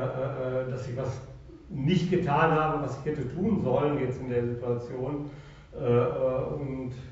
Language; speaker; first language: German; native; German